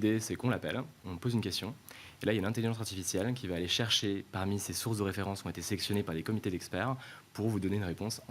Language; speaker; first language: French; native; French